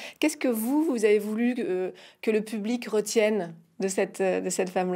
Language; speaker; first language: French; native; French